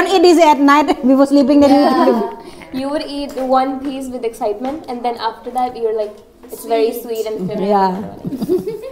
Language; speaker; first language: English; non-native, learner; Indonesian